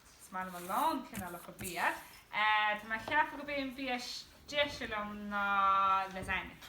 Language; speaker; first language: Irish; native; Irish